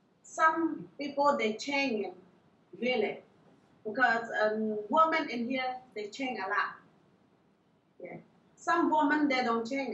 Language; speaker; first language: English; non-native, learner; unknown